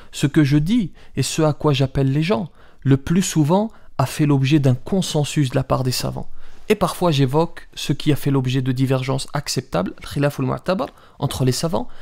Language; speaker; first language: French; early bilingual, other home language; Riffian